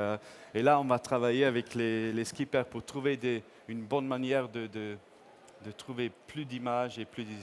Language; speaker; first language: French; non-native, fluent; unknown